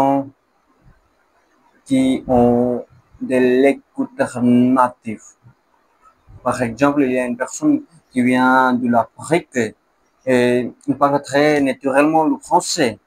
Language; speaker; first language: French; non-native, learner; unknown